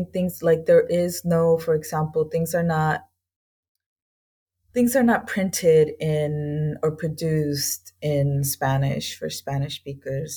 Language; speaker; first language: English; native; English